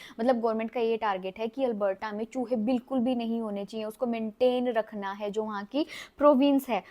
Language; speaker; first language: Hindi; native; Hindi